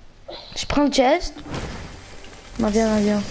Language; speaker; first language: French; native; French